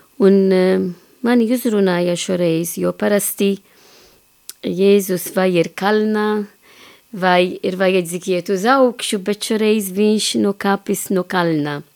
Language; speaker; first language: Latvian; non-native, fluent; Maltese